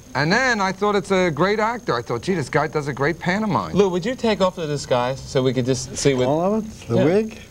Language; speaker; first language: English; native; English